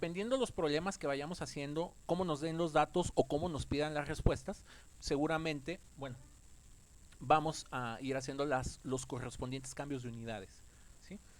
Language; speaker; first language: Spanish; native; Spanish